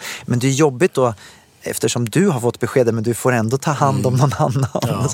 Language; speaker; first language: Swedish; native; Swedish